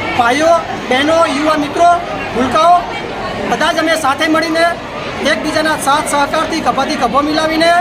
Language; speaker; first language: Gujarati; native; Gujarati